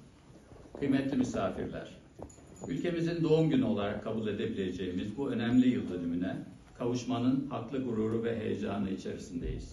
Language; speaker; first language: Turkish; native; Turkish